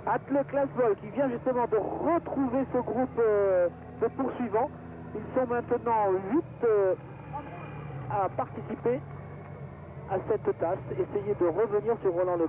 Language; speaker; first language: French; native; French